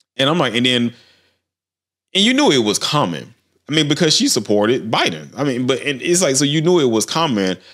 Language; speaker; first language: English; native; English